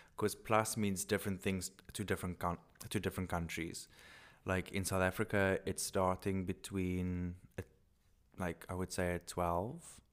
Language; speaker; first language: English; non-native, local second language; Afrikaans